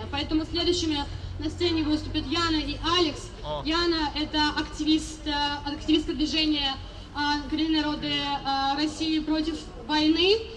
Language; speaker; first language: Russian; native; Russian